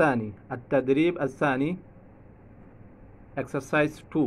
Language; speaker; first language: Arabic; non-native, fluent; Bangla